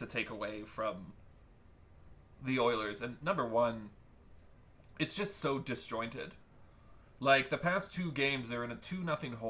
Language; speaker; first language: English; native; English